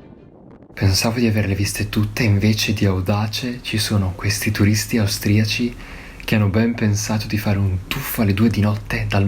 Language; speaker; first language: Italian; native; Italian